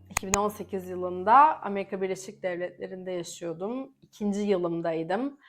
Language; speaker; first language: Turkish; native; Turkish